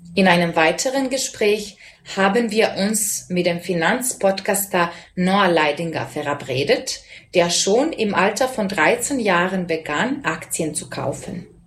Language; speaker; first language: German; non-native, fluent; Serbian